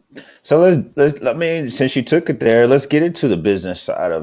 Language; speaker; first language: English; native; English